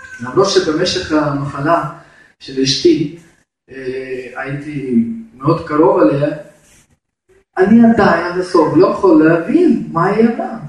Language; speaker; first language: Hebrew; non-native, fluent; Russian